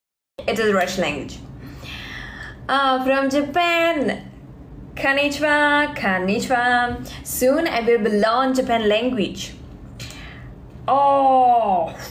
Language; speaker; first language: English; non-native, learner; Russian